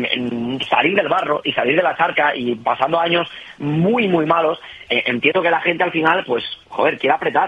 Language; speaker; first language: Spanish; native; Spanish